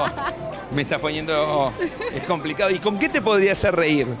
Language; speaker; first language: Spanish; native; Spanish